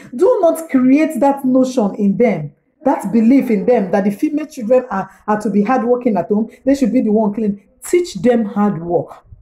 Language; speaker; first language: English; non-native, local second language; Igbo